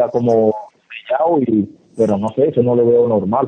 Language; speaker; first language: Spanish; native; Spanish